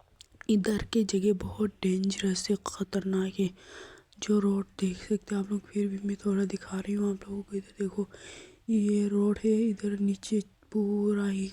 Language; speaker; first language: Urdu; non-native, local second language; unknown